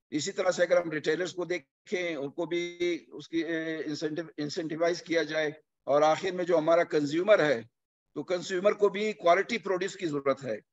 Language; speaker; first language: Urdu; non-native, local second language; Punjabi